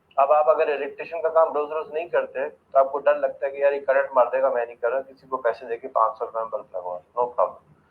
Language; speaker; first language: Urdu; native; Urdu